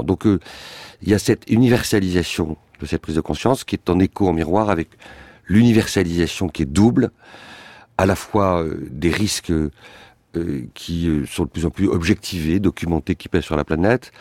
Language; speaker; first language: French; native; French